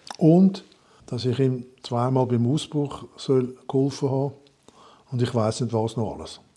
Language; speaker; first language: German; non-native, local second language; French